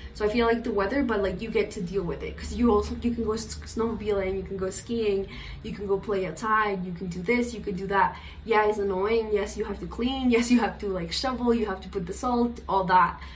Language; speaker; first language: English; non-native, fluent; Spanish